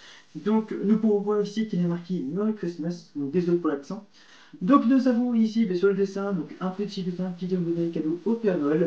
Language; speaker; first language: French; native; French